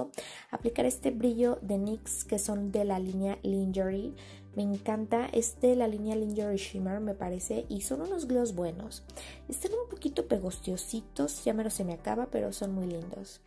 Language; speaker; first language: Spanish; native; Spanish